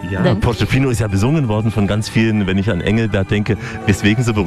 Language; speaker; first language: German; native; German